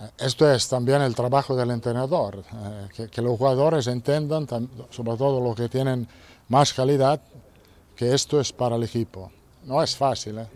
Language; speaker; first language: Spanish; non-native, fluent; Italian